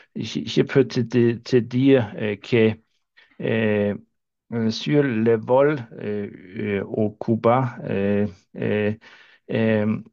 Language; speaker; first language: French; non-native, learner; Danish